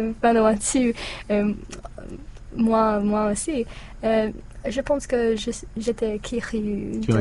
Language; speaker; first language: French; non-native, learner; English